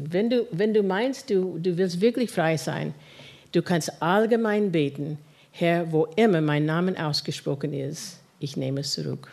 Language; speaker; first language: German; non-native, fluent; English